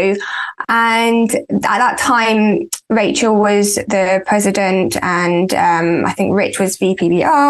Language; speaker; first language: English; native; English